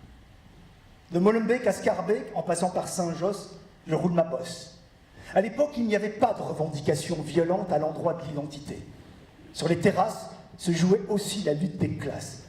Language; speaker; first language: French; early bilingual, other home language; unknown